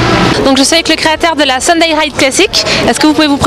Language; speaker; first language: French; native; French